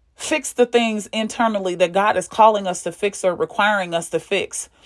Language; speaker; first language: English; native; English